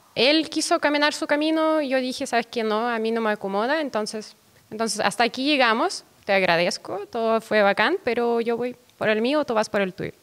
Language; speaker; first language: Spanish; non-native, fluent; Russian